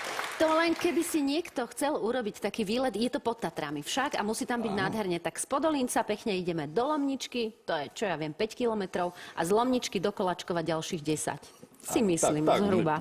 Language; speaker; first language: Slovak; native; Slovak